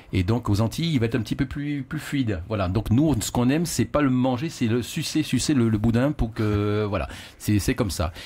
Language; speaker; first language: French; native; French